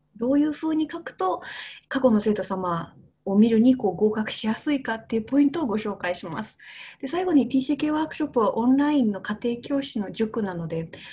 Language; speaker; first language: Japanese; native; Japanese